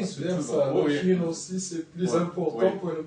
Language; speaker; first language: French; non-native, local second language; Arabic